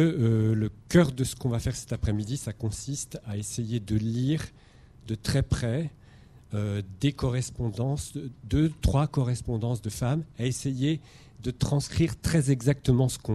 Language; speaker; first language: French; native; French